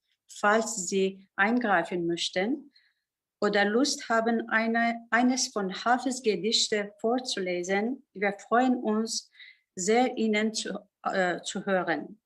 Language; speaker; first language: German; non-native, learner; Persian